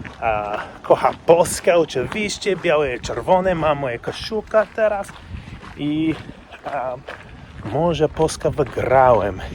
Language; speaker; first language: Polish; non-native, learner; English